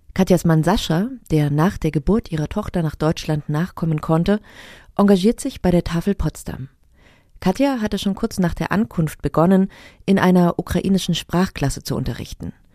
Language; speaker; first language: German; native; German